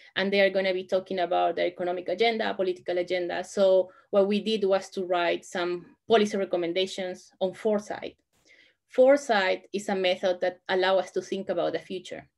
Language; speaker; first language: English; non-native, fluent; Spanish